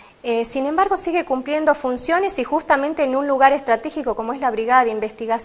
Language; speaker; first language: Spanish; native; Spanish